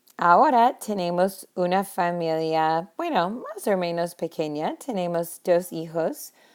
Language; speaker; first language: Spanish; non-native, fluent; English